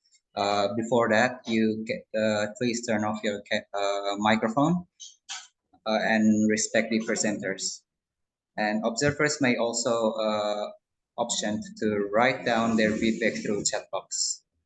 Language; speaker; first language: English; non-native, local second language; Indonesian